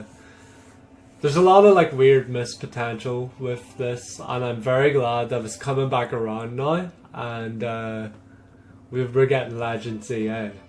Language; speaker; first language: English; native; English